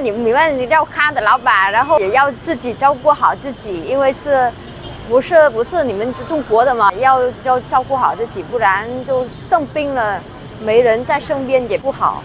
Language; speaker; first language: Chinese; non-native, fluent; Vietnamese